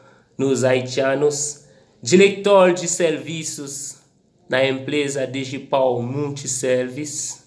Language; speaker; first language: Portuguese; non-native, local second language; Haitian Creole